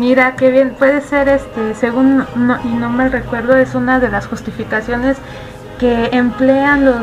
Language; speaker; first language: Spanish; native; Spanish